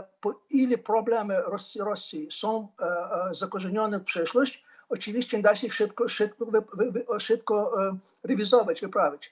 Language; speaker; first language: Polish; non-native, fluent; Ukrainian